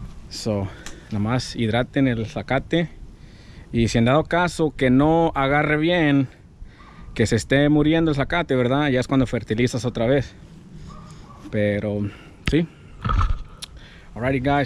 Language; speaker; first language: Spanish; early bilingual, heritage; Spanish